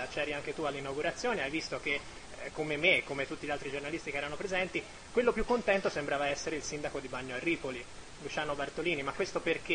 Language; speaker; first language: Italian; native; Italian